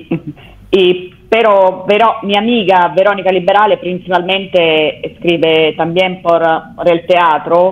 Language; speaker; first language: Spanish; non-native, learner; Italian